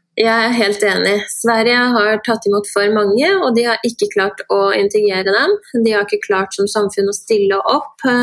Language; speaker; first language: Norwegian; early bilingual, other home language; Persian